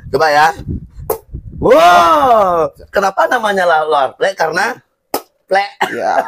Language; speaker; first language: Indonesian; non-native, local second language; Balinese